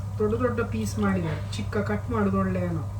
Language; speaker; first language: Kannada; non-native, local second language; Tulu